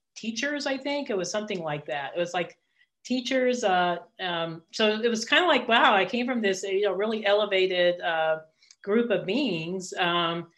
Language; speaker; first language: English; early bilingual, other home language; Italian